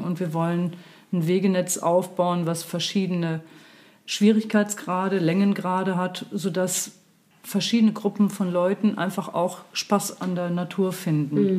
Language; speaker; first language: German; native; German